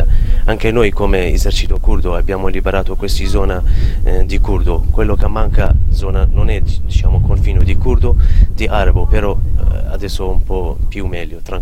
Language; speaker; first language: Italian; non-native, learner; Kurdish